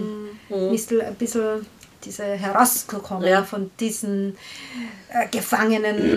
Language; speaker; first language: German; non-native, learner; Korean